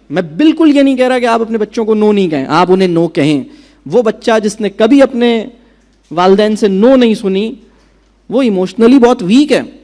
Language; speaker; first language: Urdu; native; Urdu